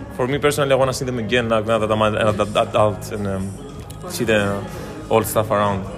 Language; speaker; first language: English; non-native, fluent; Greek